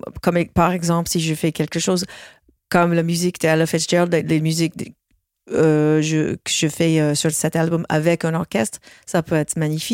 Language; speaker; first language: French; non-native, fluent; English